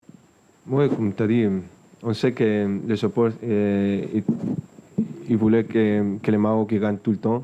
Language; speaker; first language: French; non-native, fluent; Spanish